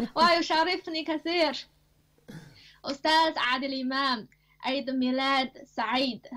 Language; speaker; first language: Arabic; non-native, learner; Chinese